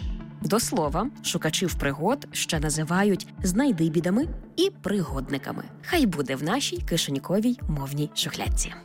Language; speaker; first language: Ukrainian; native; Ukrainian